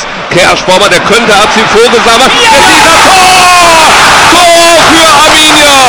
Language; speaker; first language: German; native; German